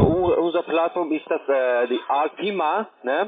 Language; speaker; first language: German; non-native, learner; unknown